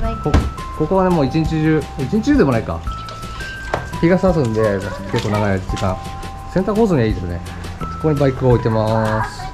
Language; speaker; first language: Japanese; native; Japanese